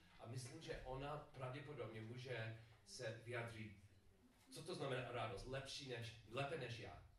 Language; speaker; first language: Czech; non-native, learner; English